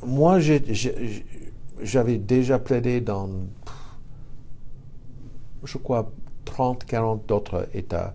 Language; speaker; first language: French; non-native, fluent; English